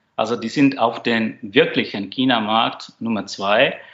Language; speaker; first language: German; non-native, fluent; Slovak